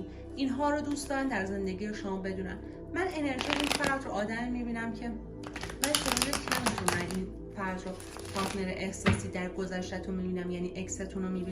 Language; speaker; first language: Persian; native; Persian